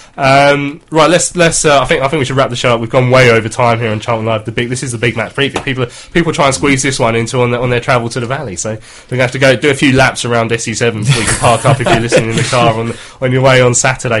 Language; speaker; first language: English; native; English